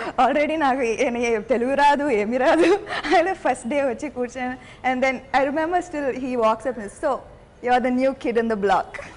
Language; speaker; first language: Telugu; non-native, fluent; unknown